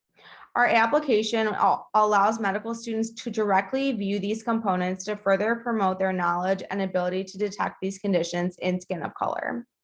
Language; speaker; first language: English; native; English